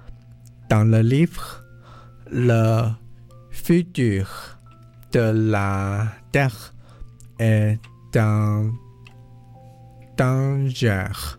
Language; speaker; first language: French; non-native, learner; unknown